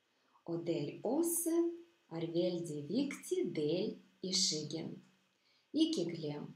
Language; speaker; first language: Norwegian; non-native, fluent; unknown